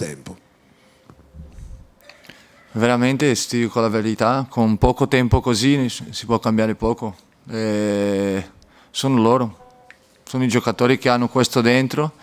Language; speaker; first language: Italian; non-native, fluent; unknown